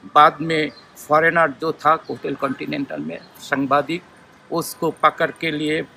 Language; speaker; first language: Hindi; non-native, learner; Bangla